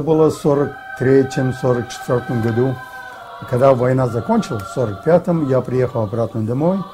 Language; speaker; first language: Russian; early bilingual, heritage; Russian